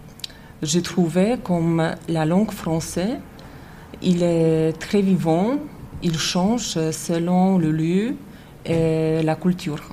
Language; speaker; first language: French; non-native, learner; Polish